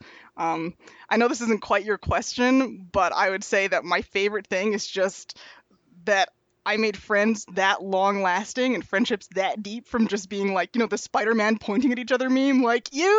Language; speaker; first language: English; native; English